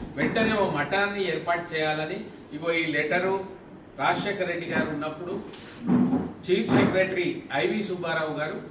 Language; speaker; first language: Telugu; non-native, local second language; Lambadi